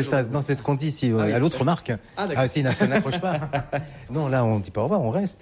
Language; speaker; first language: French; native; French